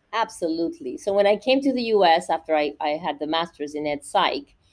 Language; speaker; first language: English; non-native, fluent; Spanish